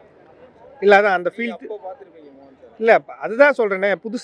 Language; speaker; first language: Tamil; native; Tamil